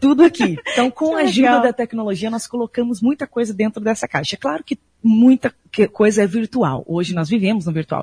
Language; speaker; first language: Portuguese; native; Portuguese